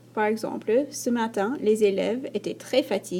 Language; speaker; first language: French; non-native, fluent; English